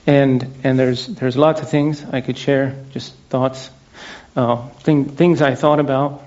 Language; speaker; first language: English; native; English